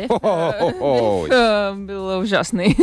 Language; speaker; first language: Russian; non-native, local second language; Latvian